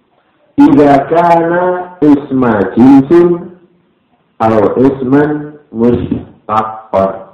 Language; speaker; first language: Arabic; non-native, fluent; Indonesian